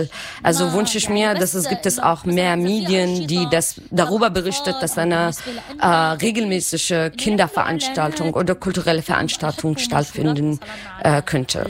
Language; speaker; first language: German; non-native, learner; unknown